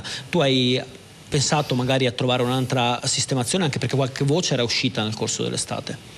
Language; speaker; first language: Italian; native; Italian